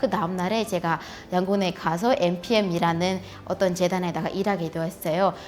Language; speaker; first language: Korean; non-native, fluent; Burmese